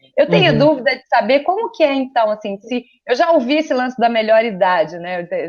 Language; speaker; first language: Portuguese; native; Portuguese